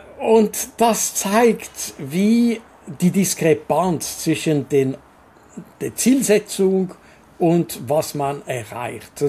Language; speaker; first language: German; non-native, local second language; French